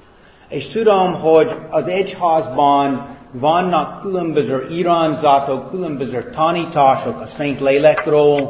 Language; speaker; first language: Hungarian; non-native, fluent; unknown